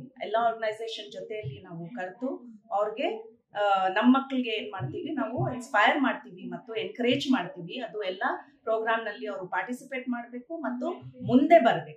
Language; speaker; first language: Kannada; non-native, local second language; Urdu